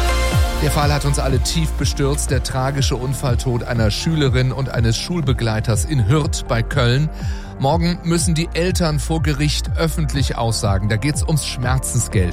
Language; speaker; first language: German; native; German